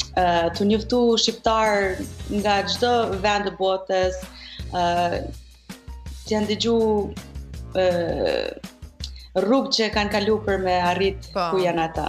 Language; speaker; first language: Albanian; early bilingual, heritage; Albanian